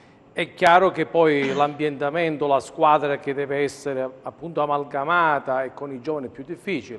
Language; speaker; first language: Italian; native; Italian